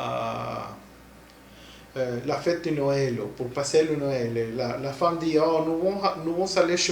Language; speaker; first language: French; non-native, learner; Spanish